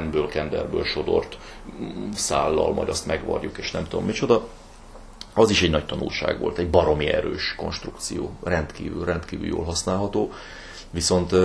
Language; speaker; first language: Hungarian; native; Hungarian